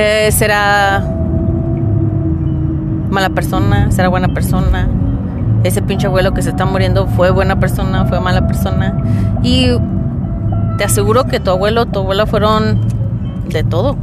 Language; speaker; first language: Spanish; early bilingual, heritage; Spanish